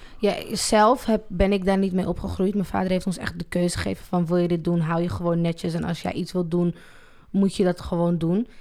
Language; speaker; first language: Dutch; early bilingual, other home language; Arabic